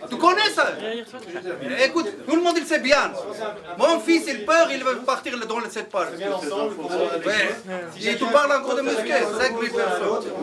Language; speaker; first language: French; non-native, learner; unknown